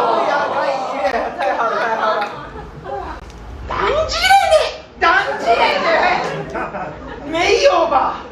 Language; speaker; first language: Chinese; non-native, fluent; Japanese